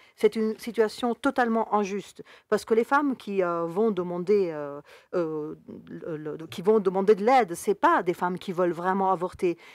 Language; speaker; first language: French; non-native, fluent; Spanish